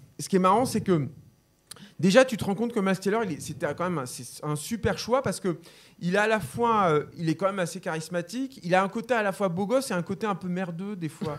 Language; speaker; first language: French; native; French